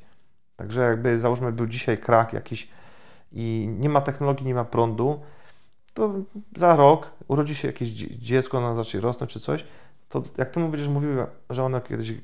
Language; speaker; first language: Polish; native; Polish